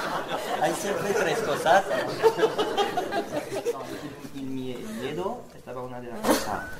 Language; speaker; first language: Spanish; non-native, learner; French